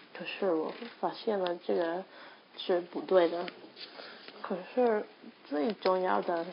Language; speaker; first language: Chinese; non-native, learner; English